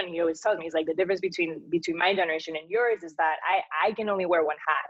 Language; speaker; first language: English; non-native, fluent; Spanish